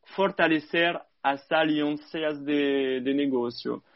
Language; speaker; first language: Portuguese; non-native, fluent; French